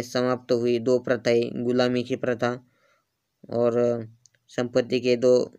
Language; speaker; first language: Hindi; non-native, local second language; Marathi